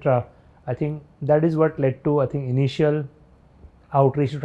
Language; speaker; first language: English; non-native, local second language; Hindi